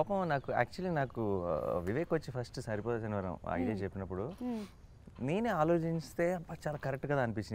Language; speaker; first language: Telugu; native; Telugu